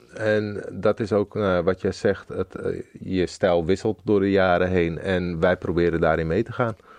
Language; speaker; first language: Dutch; native; Dutch